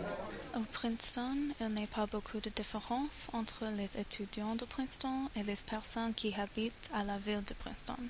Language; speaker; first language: French; non-native, learner; English